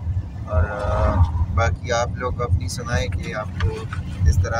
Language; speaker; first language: Hindi; non-native, local second language; Pashto